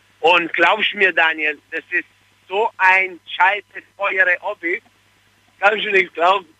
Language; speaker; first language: German; non-native, fluent; Italian